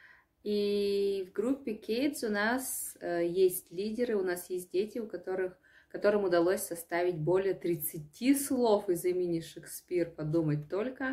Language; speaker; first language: Russian; native; Russian